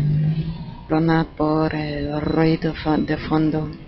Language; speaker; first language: Spanish; non-native, fluent; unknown